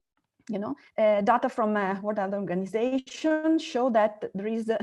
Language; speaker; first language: English; non-native, learner; Italian